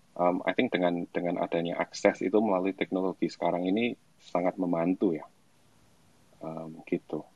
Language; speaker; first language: Indonesian; native; Indonesian